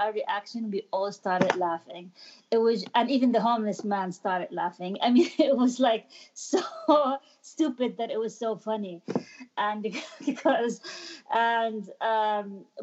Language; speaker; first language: English; non-native, fluent; Arabic